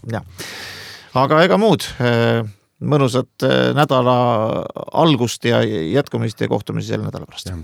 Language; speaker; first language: Estonian; native; Estonian